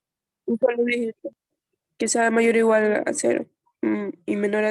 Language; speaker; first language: Spanish; native; Spanish